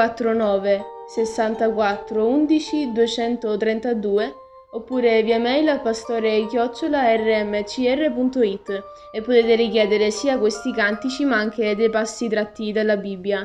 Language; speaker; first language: Italian; native; Italian